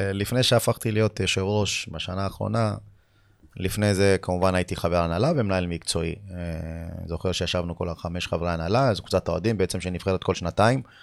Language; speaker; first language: Hebrew; early bilingual, other home language; Amharic